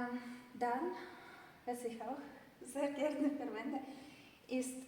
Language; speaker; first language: German; non-native, fluent; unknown